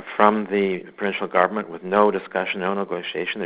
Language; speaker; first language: English; native; English